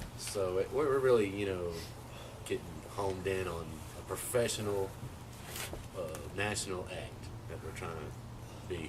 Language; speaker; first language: English; native; English